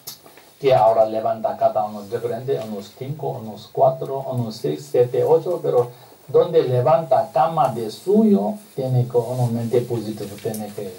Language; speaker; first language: Spanish; non-native, learner; Tibetan